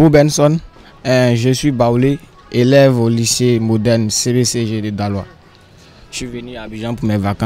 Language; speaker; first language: French; non-native, local second language; Baoulé